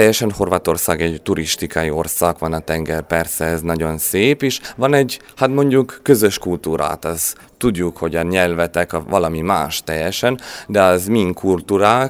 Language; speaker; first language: Hungarian; non-native, learner; Croatian